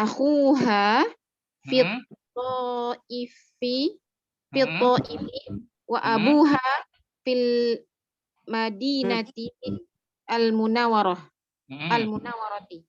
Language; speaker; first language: Arabic; non-native, learner; Indonesian